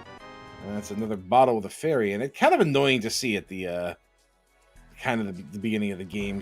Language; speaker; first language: English; native; English